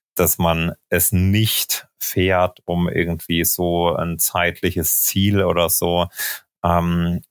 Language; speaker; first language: German; native; German